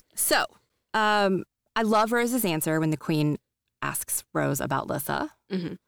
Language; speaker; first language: English; native; English